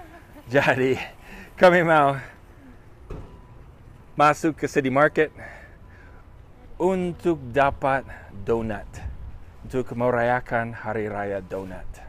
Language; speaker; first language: Indonesian; non-native, fluent; English